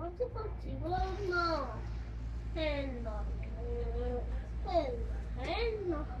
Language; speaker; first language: Japanese; native; Japanese